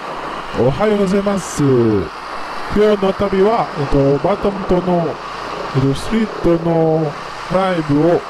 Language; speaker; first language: Japanese; non-native, learner; Indonesian